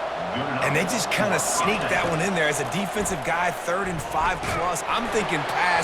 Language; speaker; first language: English; native; English